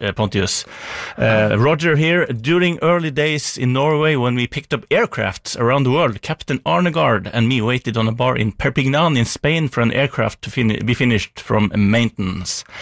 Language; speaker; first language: English; non-native, fluent; Norwegian